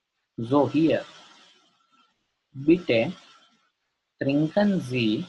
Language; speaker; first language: German; non-native, learner; Gujarati